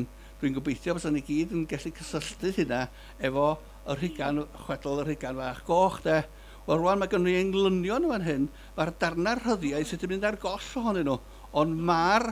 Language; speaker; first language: Welsh; native; Welsh